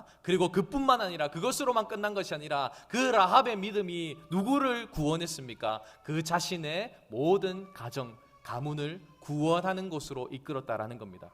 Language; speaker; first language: Korean; native; Korean